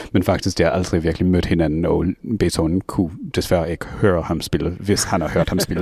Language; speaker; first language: Danish; non-native, fluent; English